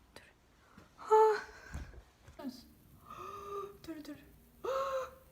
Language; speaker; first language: Turkish; non-native, fluent; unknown